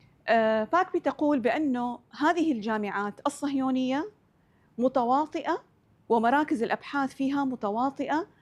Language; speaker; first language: Arabic; native; Arabic